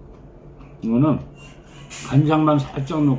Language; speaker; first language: Korean; native; Korean